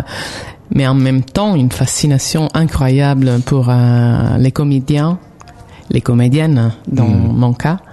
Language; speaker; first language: French; non-native, fluent; Italian